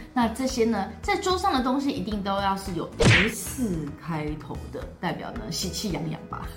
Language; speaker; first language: Chinese; native; Chinese